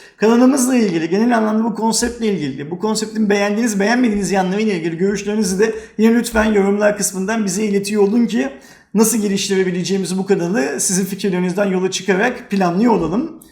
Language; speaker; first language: Turkish; native; Turkish